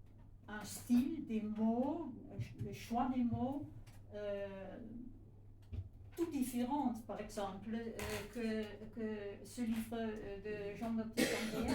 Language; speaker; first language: French; non-native, fluent; Dutch